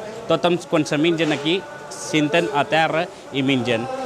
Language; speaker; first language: Catalan; non-native, learner; Punjabi